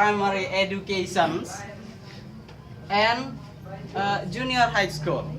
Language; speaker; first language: English; non-native, learner; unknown